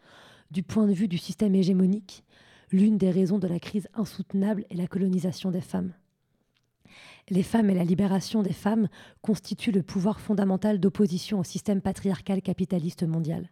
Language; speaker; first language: French; native; French